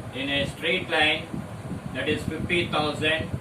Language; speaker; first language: English; non-native, local second language; Telugu